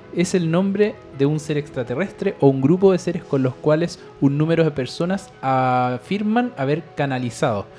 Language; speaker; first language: Spanish; non-native, fluent; English